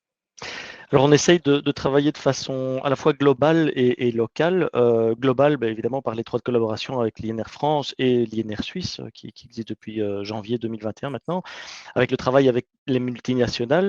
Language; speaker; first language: French; native; French